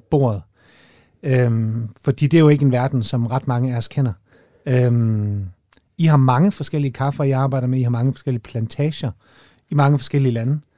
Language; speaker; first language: Danish; native; Danish